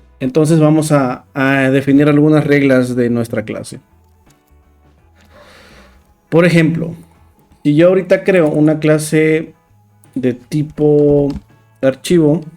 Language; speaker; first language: Spanish; native; Spanish